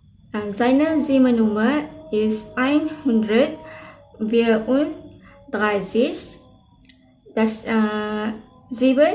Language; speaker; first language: German; non-native, learner; Malay